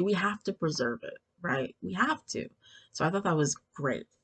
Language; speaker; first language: English; native; English